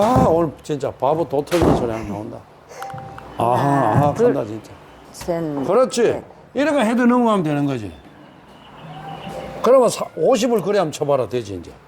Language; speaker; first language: Korean; native; Korean